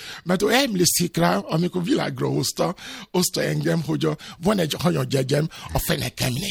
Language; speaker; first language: Hungarian; non-native, fluent; Yoruba